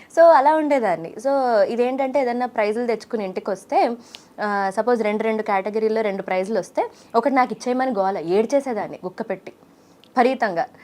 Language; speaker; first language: Telugu; native; Telugu